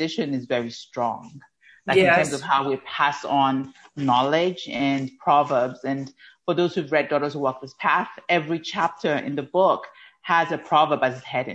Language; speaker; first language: English; non-native, local second language; Yoruba